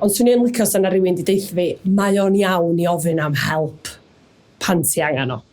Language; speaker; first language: Welsh; native; Welsh